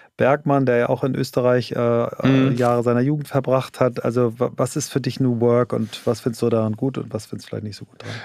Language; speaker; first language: German; native; German